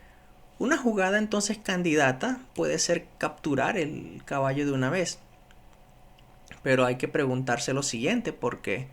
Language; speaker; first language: Spanish; native; Spanish